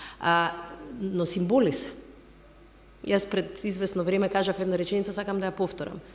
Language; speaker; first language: Macedonian; native; Macedonian